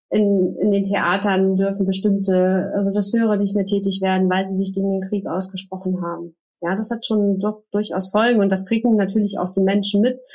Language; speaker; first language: German; native; German